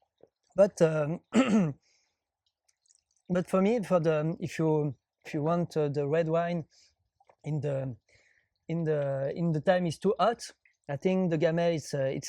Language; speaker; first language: English; non-native, learner; French